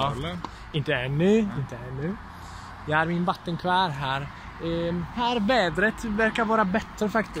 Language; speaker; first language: Swedish; non-native, fluent; Italian